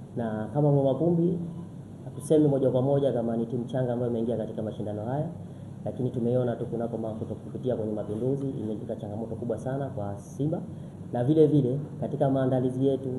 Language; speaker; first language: Swahili; native; Swahili